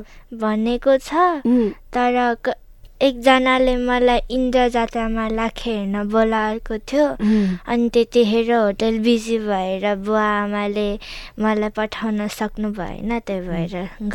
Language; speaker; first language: Nepali; early bilingual, other home language; Chinese